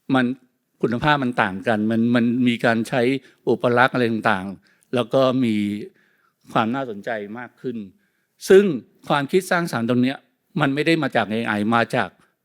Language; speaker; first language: Thai; native; Thai